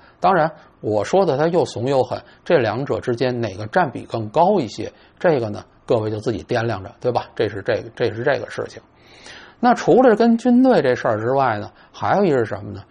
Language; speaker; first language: Chinese; native; Chinese